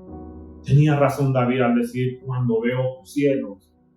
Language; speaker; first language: Spanish; native; Spanish